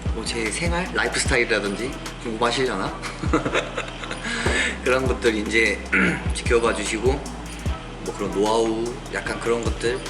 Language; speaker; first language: Korean; native; Korean